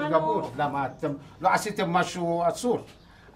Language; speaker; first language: Hebrew; non-native, local second language; Armenian